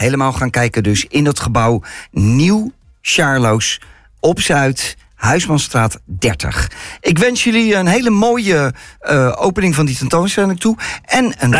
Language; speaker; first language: Dutch; native; Dutch